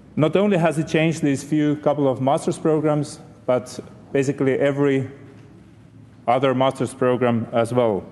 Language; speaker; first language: English; non-native, fluent; Estonian